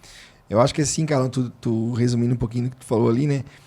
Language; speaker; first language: Portuguese; native; Portuguese